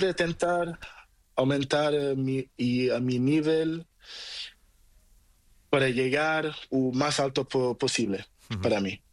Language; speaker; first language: Spanish; non-native, learner; Portuguese